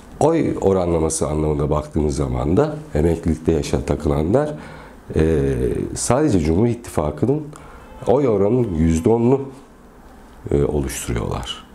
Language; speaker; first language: Turkish; native; Turkish